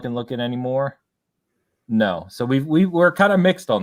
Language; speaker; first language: English; native; English